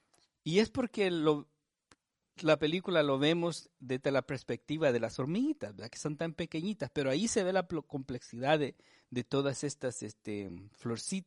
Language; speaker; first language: Spanish; native; Spanish